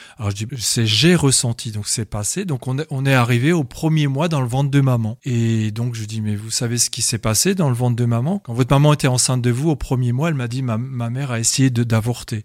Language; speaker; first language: French; native; French